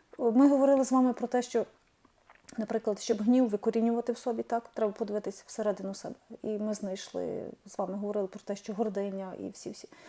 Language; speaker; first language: Ukrainian; native; Ukrainian